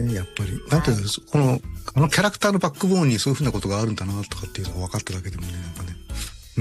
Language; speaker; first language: Japanese; native; Japanese